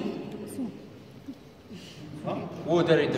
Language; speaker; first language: English; non-native, fluent; Italian